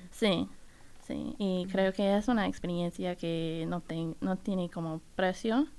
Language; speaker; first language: Spanish; non-native, fluent; English